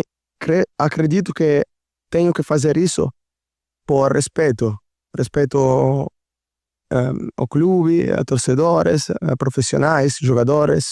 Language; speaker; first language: Portuguese; non-native, learner; Italian